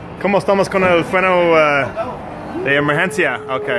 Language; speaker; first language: Spanish; non-native, learner; English